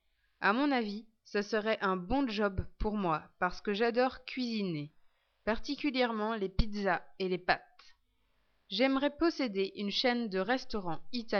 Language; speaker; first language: French; non-native, learner; English